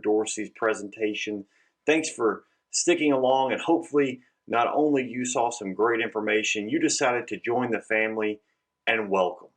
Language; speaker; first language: English; native; English